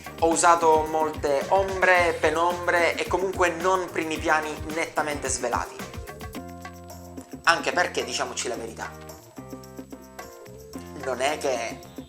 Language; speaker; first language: Italian; native; Italian